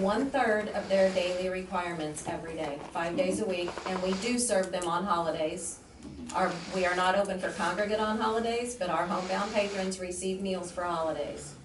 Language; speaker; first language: English; native; English